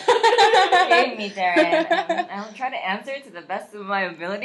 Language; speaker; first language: English; native; English